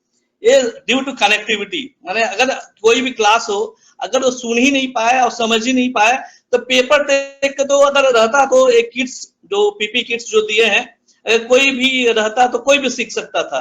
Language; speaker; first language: Hindi; native; Hindi